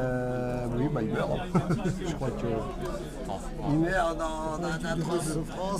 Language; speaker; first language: French; native; French